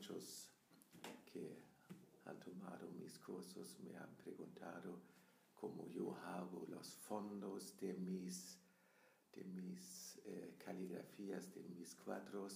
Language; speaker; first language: Spanish; non-native, fluent; German